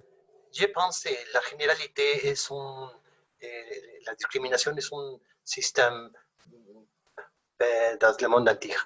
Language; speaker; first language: French; non-native, learner; Spanish